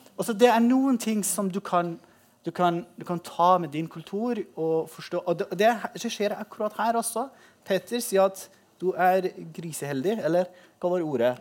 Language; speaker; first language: Norwegian; non-native, fluent; Persian